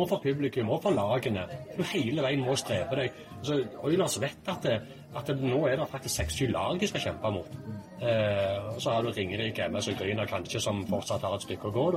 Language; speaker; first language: Norwegian; native; Norwegian